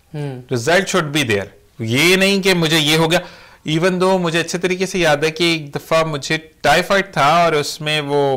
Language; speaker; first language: Urdu; native; Urdu